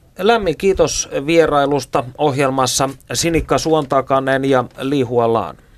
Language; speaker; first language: Finnish; native; Finnish